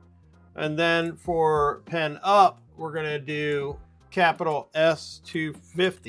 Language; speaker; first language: English; native; English